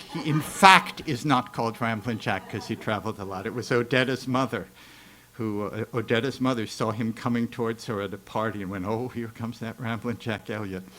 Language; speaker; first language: English; native; English